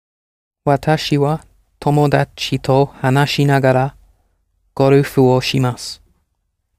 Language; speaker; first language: Japanese; non-native, learner; English